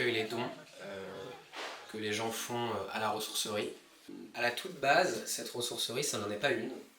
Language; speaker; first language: French; native; French